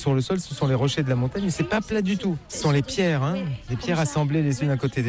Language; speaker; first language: French; native; French